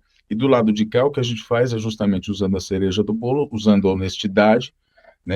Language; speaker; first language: Portuguese; native; Portuguese